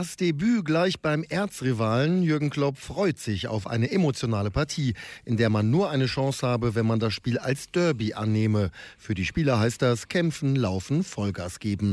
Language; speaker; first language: German; native; German